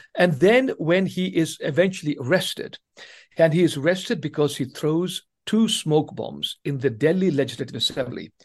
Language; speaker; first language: English; non-native, local second language; Swahili